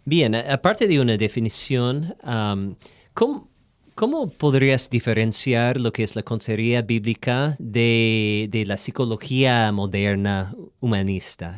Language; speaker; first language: Spanish; non-native, fluent; English